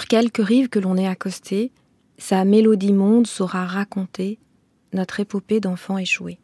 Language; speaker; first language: French; non-native, local second language; Kinyarwanda